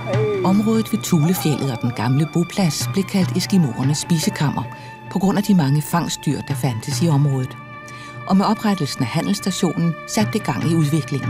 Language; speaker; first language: Danish; native; Danish